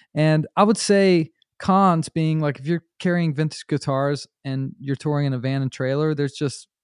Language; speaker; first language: English; native; English